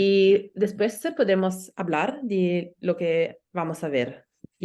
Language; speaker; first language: Spanish; non-native, learner; Italian